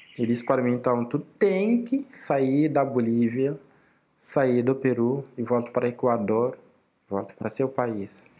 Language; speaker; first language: Portuguese; non-native, fluent; Wolof